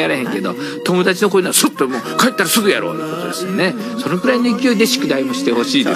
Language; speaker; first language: Japanese; native; Japanese